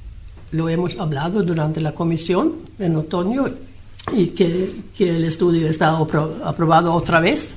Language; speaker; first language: Spanish; non-native, fluent; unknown